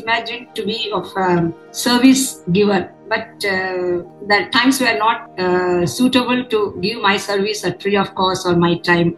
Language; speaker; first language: English; non-native, local second language; Tamil